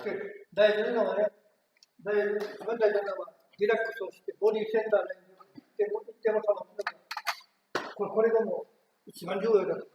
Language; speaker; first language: Japanese; native; Japanese